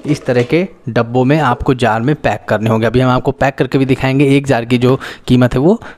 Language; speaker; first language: Hindi; native; Hindi